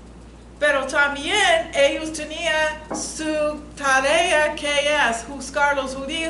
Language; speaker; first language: Spanish; non-native, fluent; English